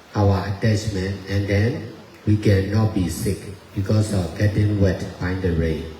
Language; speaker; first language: English; non-native, fluent; Burmese